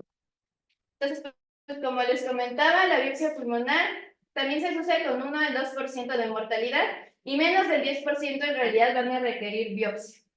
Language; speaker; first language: Spanish; native; Spanish